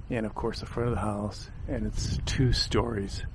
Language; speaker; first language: English; native; English